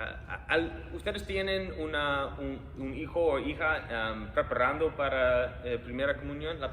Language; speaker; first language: Spanish; non-native, fluent; English